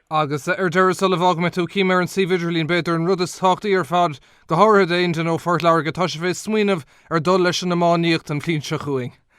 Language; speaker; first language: Irish; native; Irish